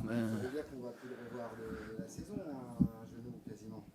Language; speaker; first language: French; native; French